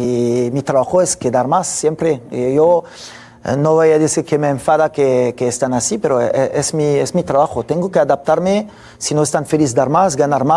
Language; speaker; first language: Spanish; non-native, fluent; French